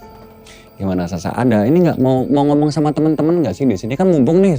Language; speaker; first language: Indonesian; native; Indonesian